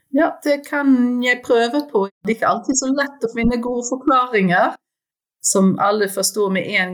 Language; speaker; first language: Norwegian; non-native, fluent; English